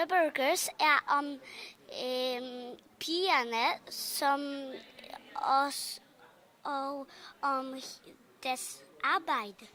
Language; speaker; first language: Danish; early bilingual, other home language; Polish